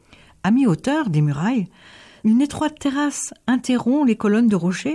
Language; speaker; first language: French; native; French